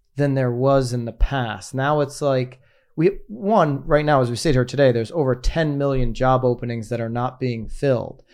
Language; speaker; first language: English; native; English